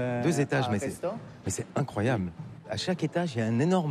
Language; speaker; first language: French; native; French